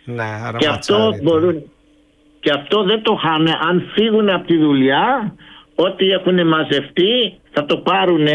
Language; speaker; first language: Greek; early bilingual, heritage; Greek